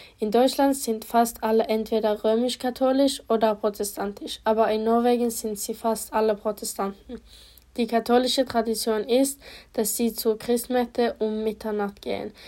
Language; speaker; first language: German; non-native, learner; Polish